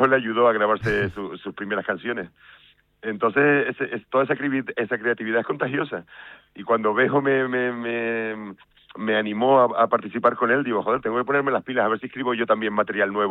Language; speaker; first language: Spanish; native; Spanish